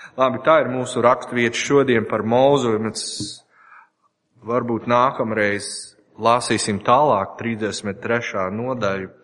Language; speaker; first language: Latvian; non-native, learner; English